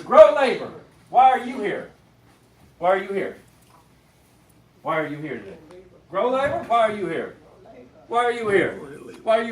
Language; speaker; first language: English; native; English